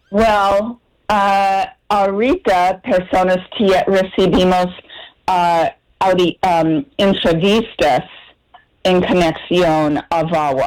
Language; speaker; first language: Spanish; non-native, learner; English